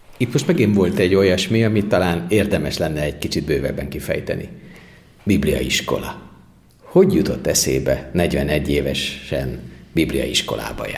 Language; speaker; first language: Hungarian; native; Hungarian